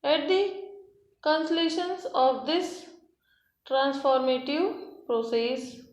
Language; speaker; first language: English; non-native, local second language; Hindi